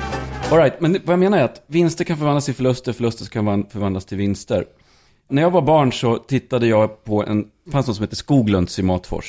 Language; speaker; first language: Swedish; native; Swedish